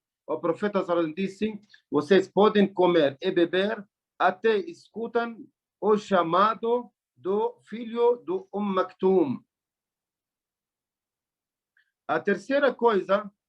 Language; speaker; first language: Portuguese; non-native, learner; Arabic